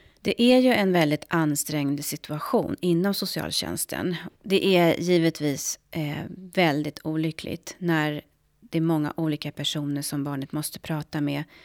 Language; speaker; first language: Swedish; native; Swedish